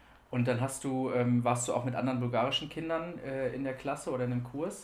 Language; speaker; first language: German; native; German